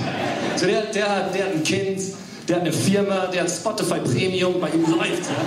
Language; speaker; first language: German; early bilingual, other home language; English